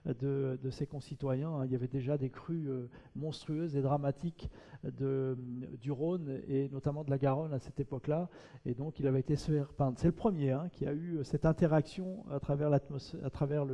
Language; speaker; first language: French; native; French